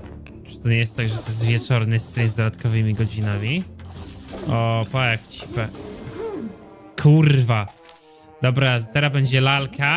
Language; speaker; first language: Polish; native; Polish